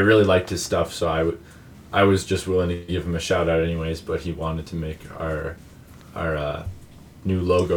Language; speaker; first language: English; native; English